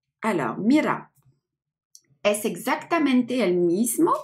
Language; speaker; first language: Spanish; non-native, learner; French